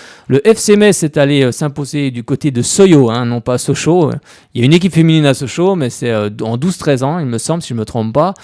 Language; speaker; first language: French; native; French